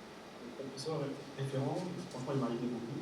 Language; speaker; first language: French; non-native, fluent; Arabic